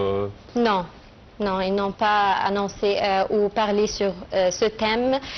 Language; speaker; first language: French; non-native, fluent; Arabic